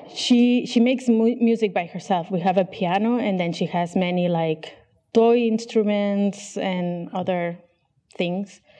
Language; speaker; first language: English; non-native, fluent; Catalan